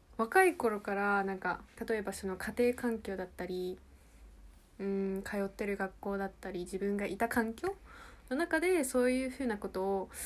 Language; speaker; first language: Japanese; early bilingual, heritage; Japanese